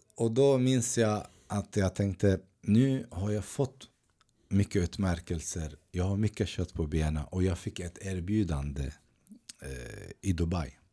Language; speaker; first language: Swedish; early bilingual, other home language; Arabic